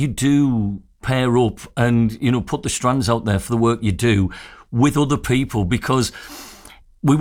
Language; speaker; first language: English; native; English